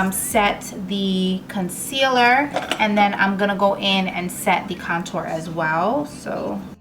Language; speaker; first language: English; native; English